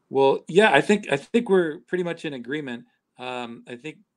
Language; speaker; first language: English; native; English